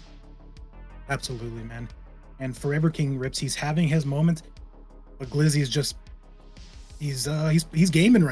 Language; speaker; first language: English; native; English